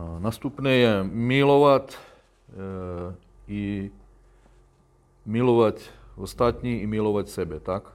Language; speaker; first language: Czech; non-native, learner; Russian